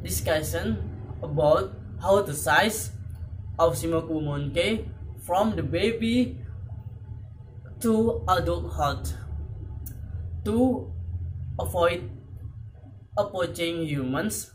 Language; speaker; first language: English; non-native, learner; Indonesian